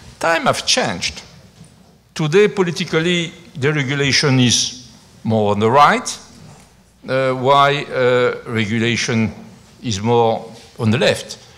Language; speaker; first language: English; non-native, fluent; French